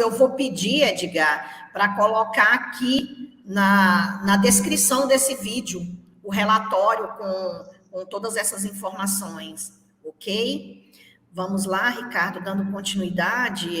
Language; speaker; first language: Portuguese; native; Portuguese